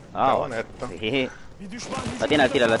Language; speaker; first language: Spanish; native; Spanish